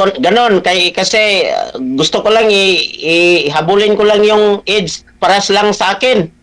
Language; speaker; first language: Filipino; non-native, local second language; Cebuano